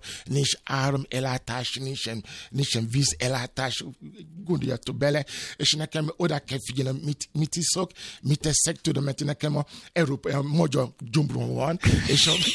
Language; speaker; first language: Hungarian; non-native, fluent; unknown